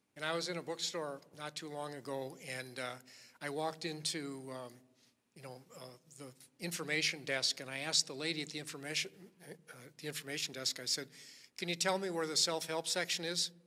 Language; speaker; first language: English; native; English